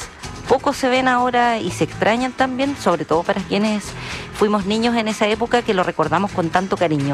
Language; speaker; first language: Spanish; native; Spanish